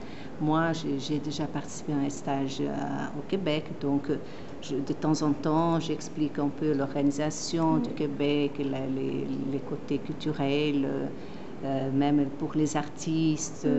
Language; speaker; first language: French; non-native, fluent; Portuguese